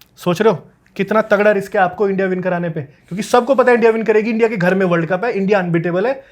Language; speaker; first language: Hindi; native; Hindi